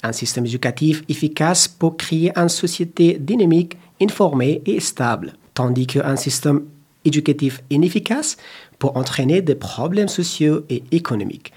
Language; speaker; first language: French; non-native, fluent; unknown